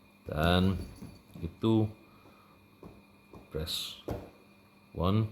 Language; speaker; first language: Indonesian; non-native, learner; English